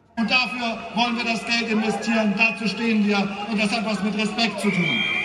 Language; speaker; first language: German; native; German